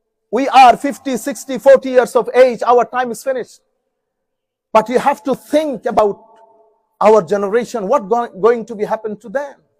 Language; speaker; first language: English; non-native, local second language; Bangla